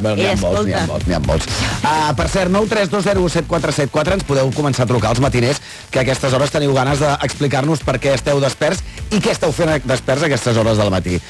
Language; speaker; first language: Catalan; native; Catalan